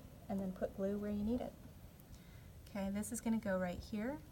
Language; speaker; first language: English; native; English